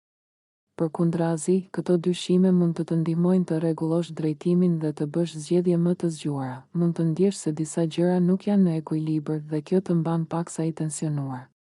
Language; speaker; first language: Albanian; native; Albanian